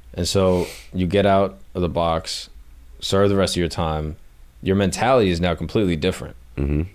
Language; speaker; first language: English; native; English